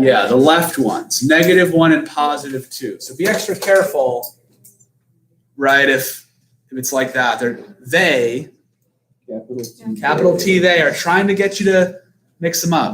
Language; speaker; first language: English; native; English